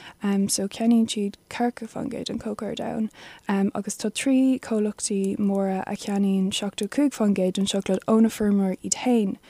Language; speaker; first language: Irish; non-native, local second language; English